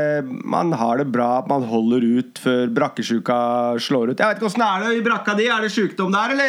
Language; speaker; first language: Norwegian; native; Norwegian